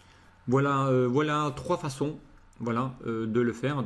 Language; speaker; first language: French; native; French